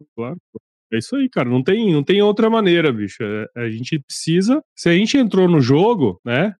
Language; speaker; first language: Portuguese; native; Portuguese